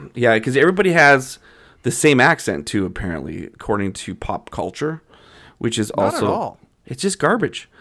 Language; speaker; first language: English; native; English